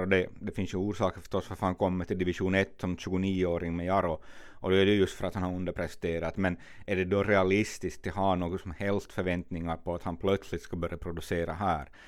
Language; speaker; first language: Swedish; native; Swedish